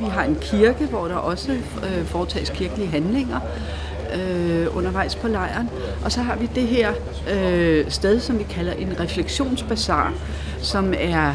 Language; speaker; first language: Danish; native; Danish